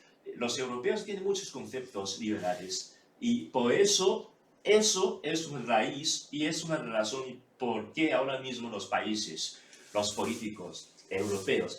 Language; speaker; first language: Spanish; non-native, fluent; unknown